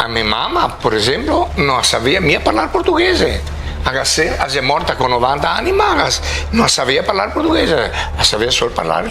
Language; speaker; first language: Portuguese; non-native, local second language; Venetian